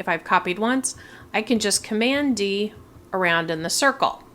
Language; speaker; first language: English; native; English